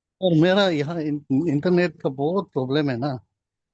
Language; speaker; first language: Hindi; non-native, local second language; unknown